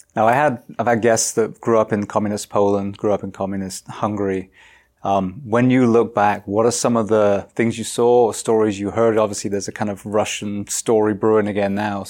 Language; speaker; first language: English; native; English